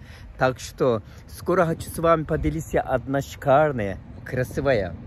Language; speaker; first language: Russian; non-native, fluent; Turkish